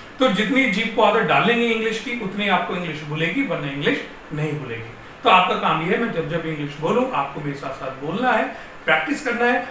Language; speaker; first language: Hindi; native; Hindi